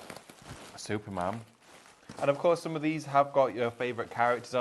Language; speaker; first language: English; native; English